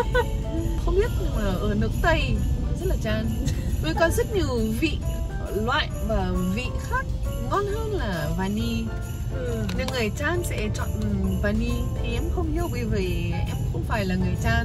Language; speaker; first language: Vietnamese; non-native, learner; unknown